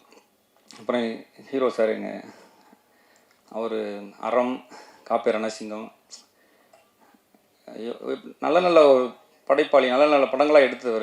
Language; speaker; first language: Tamil; native; Tamil